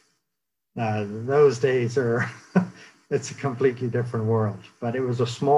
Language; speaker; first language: English; native; English